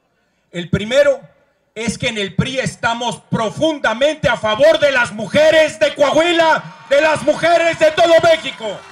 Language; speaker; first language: Spanish; native; Spanish